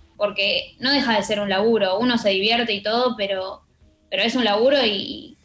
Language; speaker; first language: Spanish; native; Spanish